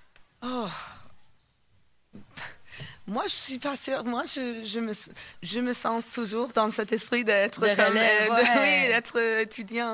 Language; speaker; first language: French; non-native, fluent; English